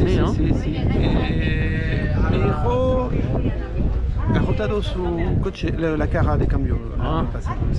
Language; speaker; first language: Spanish; non-native, learner; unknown